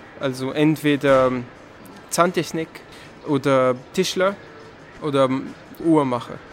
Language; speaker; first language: German; non-native, learner; Arabic